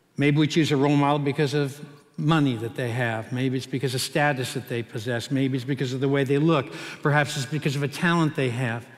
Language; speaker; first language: English; native; English